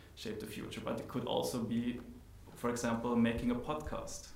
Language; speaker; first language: English; non-native, fluent; German